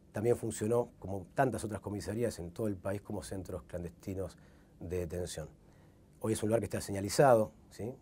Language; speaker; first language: Spanish; native; Spanish